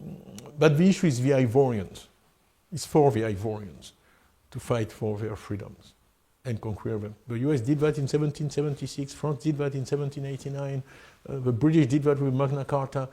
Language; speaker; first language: English; non-native, fluent; French